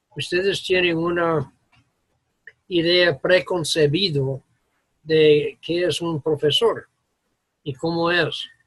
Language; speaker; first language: Spanish; non-native, fluent; English